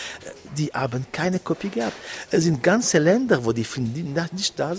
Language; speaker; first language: German; non-native, local second language; French